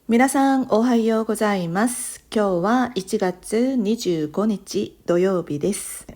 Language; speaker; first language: Japanese; non-native, fluent; Korean